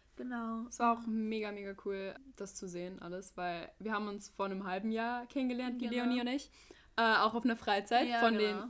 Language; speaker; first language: German; early bilingual, other home language; English